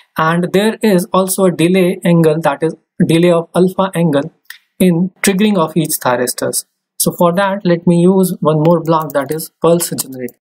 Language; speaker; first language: English; non-native, local second language; Hindi